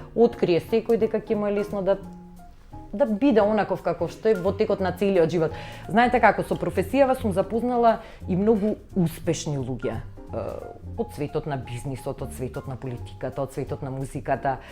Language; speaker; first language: Macedonian; native; Macedonian